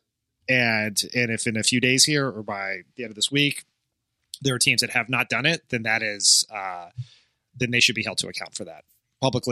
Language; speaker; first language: English; native; English